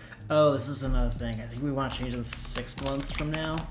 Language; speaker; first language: English; native; English